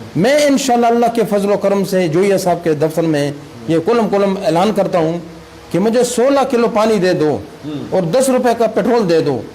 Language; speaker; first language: Urdu; non-native, local second language; Pashto